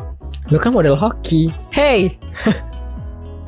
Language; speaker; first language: English; non-native, learner; Indonesian